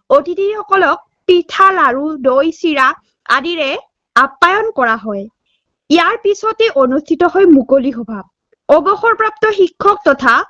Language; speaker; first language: Assamese; native; Assamese